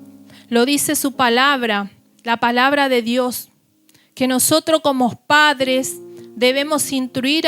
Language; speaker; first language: Spanish; native; Spanish